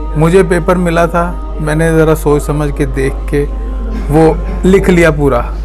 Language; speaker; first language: Urdu; non-native, local second language; Punjabi